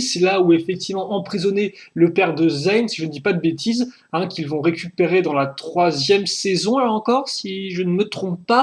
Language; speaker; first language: French; native; French